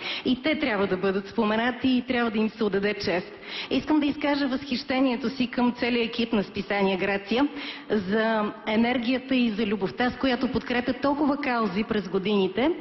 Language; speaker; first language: Bulgarian; native; Bulgarian